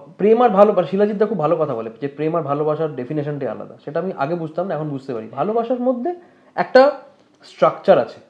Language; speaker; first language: Bangla; native; Bangla